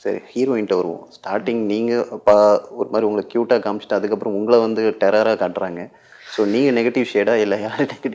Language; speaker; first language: Tamil; native; Tamil